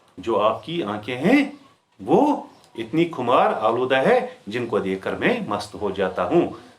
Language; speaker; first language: Urdu; non-native, local second language; Kashmiri